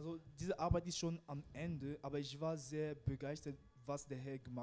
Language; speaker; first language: German; non-native, learner; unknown